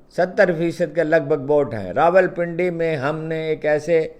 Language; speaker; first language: Urdu; native; Urdu